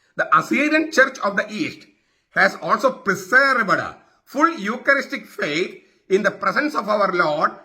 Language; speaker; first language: English; non-native, local second language; Malayalam